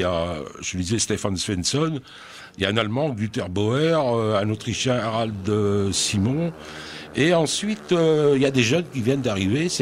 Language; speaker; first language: French; native; French